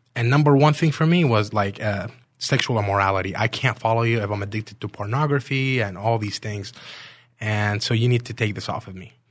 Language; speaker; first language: English; non-native, fluent; Arabic